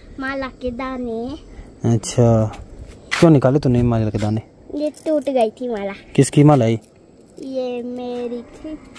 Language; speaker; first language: Hindi; non-native, local second language; Garhwali